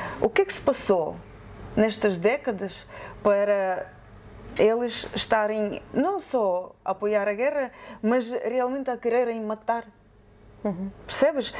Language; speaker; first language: Portuguese; non-native, fluent; Ukrainian